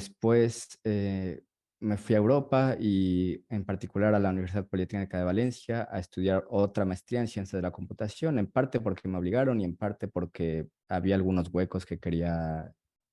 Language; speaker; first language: Spanish; native; Spanish